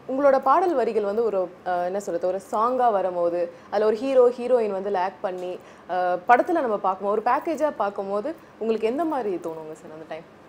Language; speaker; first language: Tamil; native; Tamil